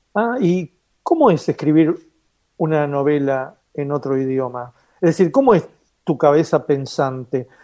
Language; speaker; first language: Spanish; native; Spanish